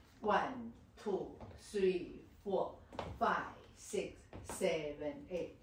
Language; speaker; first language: English; non-native, learner; Chinese